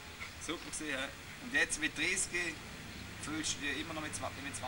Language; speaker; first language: German; native; German